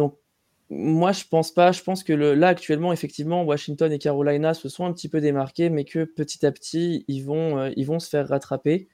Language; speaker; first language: French; native; French